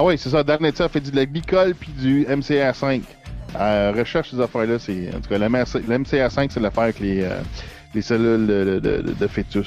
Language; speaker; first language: French; native; French